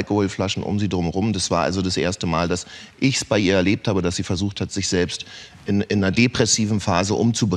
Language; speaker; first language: German; native; German